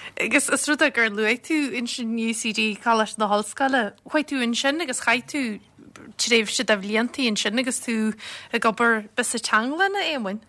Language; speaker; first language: Irish; native; Irish